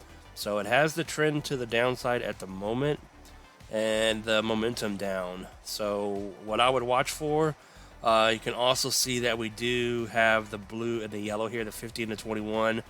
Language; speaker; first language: English; native; English